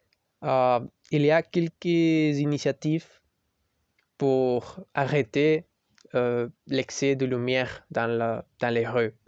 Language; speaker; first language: French; non-native, learner; Spanish